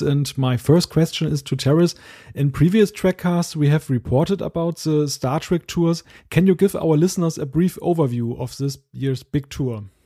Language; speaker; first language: English; non-native, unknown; German